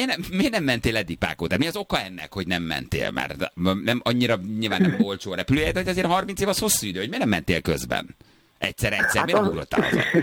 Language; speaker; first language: Hungarian; native; Hungarian